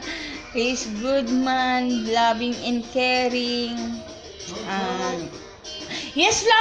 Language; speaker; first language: English; non-native, learner; Filipino